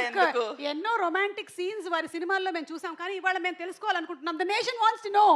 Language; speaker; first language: Telugu; native; Telugu